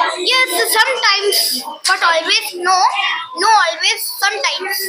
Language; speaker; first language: English; non-native, learner; Hindi